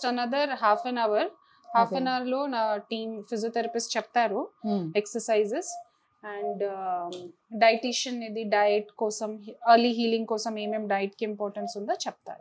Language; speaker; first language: Telugu; non-native, learner; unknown